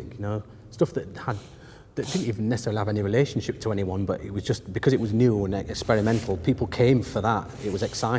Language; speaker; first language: English; native; English